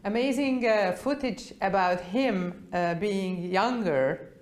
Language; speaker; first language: English; non-native, fluent; Hungarian